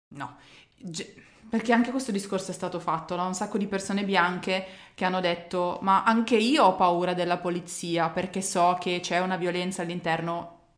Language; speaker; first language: Italian; native; Italian